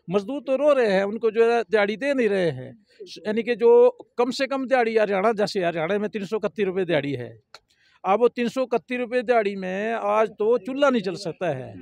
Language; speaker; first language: Hindi; native; Hindi